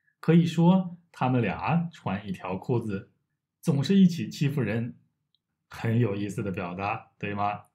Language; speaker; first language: Chinese; native; Chinese